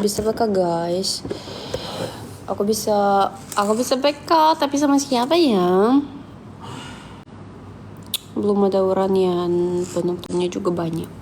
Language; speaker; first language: Indonesian; non-native, fluent; Russian